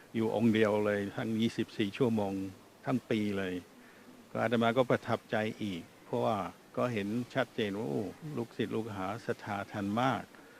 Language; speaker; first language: Thai; non-native, fluent; English